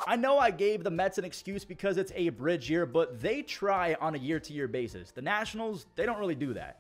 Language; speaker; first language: English; native; English